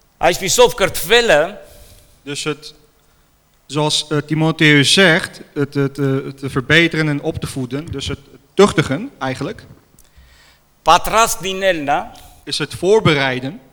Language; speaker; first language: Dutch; non-native, fluent; Armenian